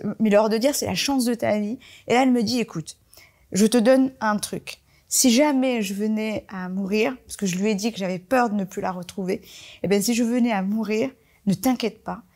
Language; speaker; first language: French; early bilingual, other home language; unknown